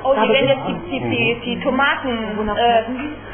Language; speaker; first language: German; native; German